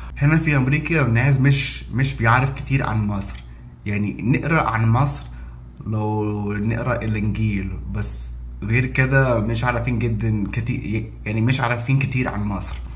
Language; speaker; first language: Egyptian Arabic; non-native, fluent; English